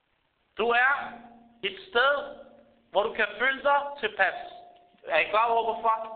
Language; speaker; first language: Danish; early bilingual, other home language; Arabic